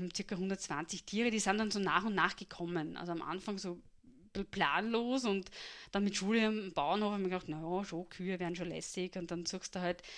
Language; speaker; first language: German; native; German